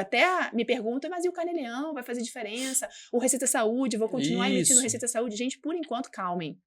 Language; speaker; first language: Portuguese; native; Portuguese